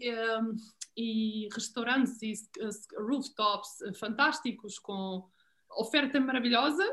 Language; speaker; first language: Portuguese; non-native, fluent; Serbian